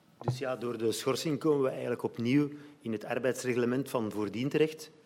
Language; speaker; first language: Dutch; native; Dutch